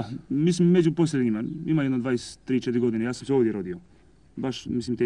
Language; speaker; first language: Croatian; non-native, local second language; Albanian